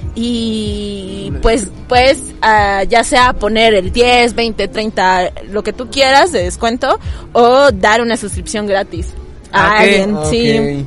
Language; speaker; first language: Spanish; native; Spanish